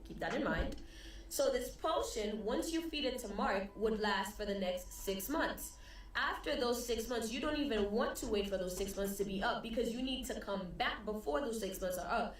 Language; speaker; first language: English; early bilingual, other home language; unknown